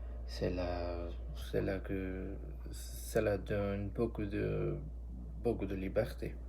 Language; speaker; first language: French; non-native, learner; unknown